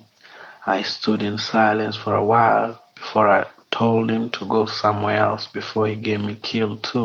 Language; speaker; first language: English; non-native, local second language; Kinyarwanda